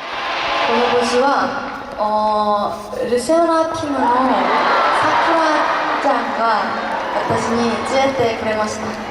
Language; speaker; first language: Japanese; non-native, learner; Korean